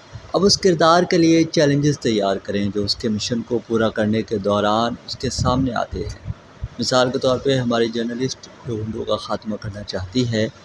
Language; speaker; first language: Urdu; native; Urdu